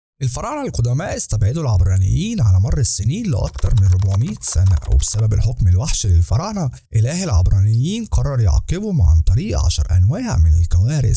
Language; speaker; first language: Arabic; native; Arabic